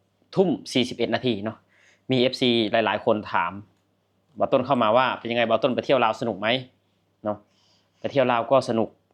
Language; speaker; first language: Thai; non-native, local second language; Northeastern Thai